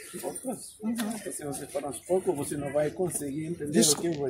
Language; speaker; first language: Portuguese; non-native, learner; Haitian Creole